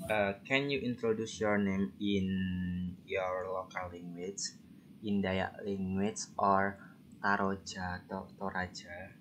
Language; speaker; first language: English; non-native, learner; Indonesian